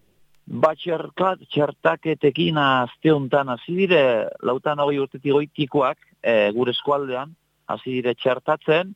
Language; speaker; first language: Basque; native; Basque